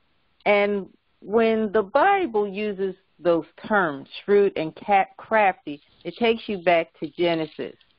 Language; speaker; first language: English; native; English